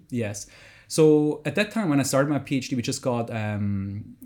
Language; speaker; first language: English; non-native, fluent; German